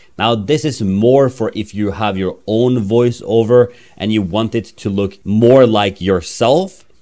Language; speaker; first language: English; non-native, fluent; Norwegian